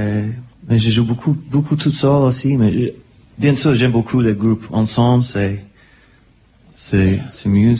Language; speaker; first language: French; non-native, learner; English